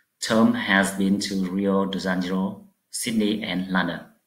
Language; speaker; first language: English; non-native, fluent; Vietnamese